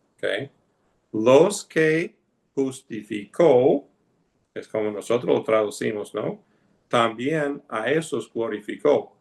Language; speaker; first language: Spanish; non-native, fluent; English